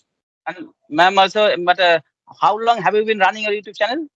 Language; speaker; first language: English; non-native, learner; Bangla